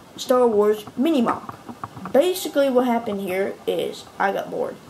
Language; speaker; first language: English; native; English